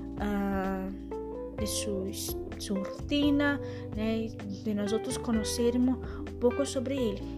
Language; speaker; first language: Spanish; non-native, learner; Portuguese